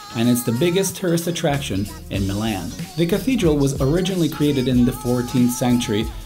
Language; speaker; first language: English; non-native, fluent; Italian